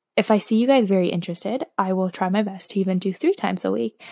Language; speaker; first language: English; non-native, fluent; Slovak